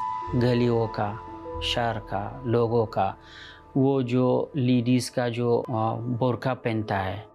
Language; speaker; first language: Hindi; non-native, learner; Persian